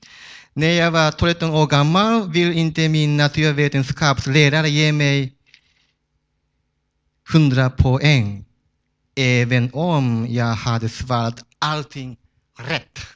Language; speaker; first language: Swedish; non-native, fluent; Japanese